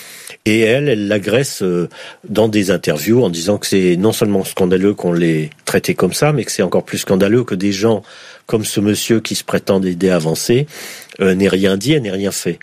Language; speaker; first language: French; native; French